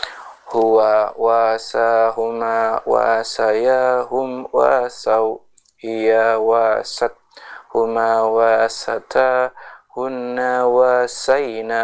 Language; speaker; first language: Arabic; non-native, fluent; Indonesian